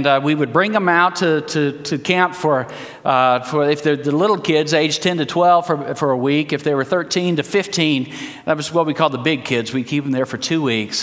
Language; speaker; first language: English; early bilingual, heritage; English